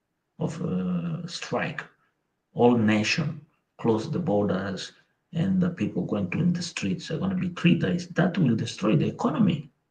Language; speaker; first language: English; non-native, local second language; Portuguese